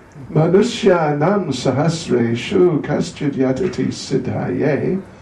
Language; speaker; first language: Russian; non-native, learner; English